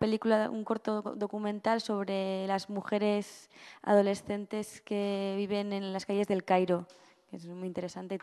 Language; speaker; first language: Spanish; native; Spanish